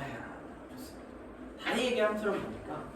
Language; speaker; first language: Korean; native; Korean